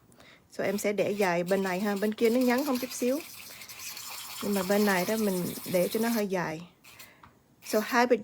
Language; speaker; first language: Vietnamese; early bilingual, heritage; Vietnamese